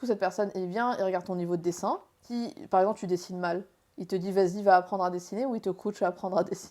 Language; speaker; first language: French; native; French